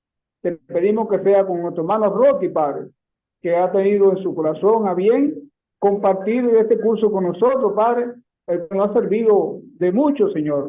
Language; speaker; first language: Spanish; native; Spanish